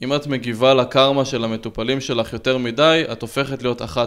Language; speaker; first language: Hebrew; native; Hebrew